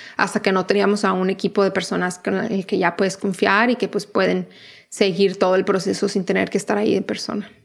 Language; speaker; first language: Spanish; native; Spanish